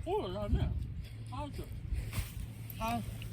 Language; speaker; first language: Japanese; native; Japanese